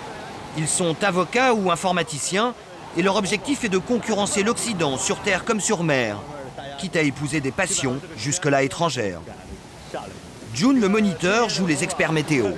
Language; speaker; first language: French; native; French